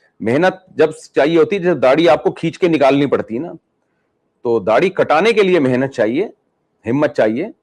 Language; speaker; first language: Urdu; native; Urdu